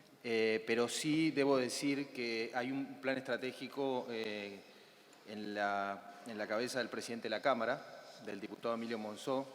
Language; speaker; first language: Spanish; native; Spanish